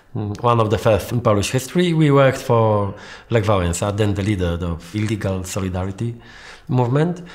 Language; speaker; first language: English; non-native, fluent; Polish